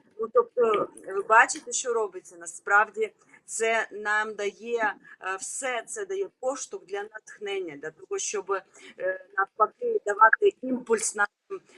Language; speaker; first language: Ukrainian; non-native, local second language; Russian